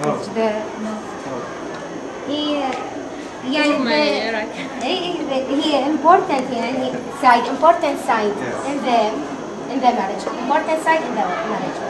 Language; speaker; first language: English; non-native, learner; Arabic